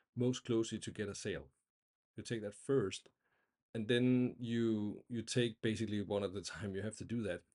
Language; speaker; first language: English; non-native, fluent; Danish